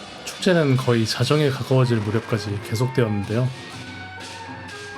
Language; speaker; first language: Korean; native; Korean